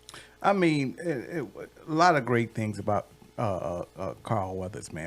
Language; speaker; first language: English; native; English